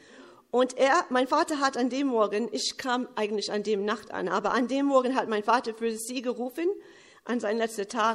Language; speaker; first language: German; early bilingual, heritage; English